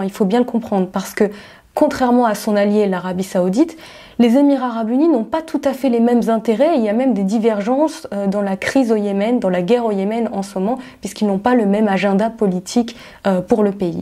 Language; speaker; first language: French; native; French